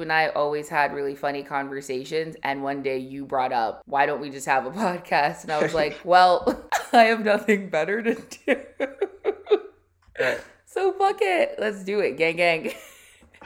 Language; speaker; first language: English; native; English